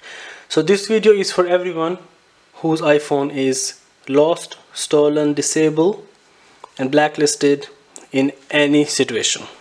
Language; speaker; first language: English; non-native, fluent; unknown